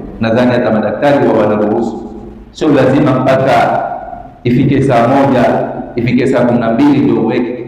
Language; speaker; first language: Swahili; native; Swahili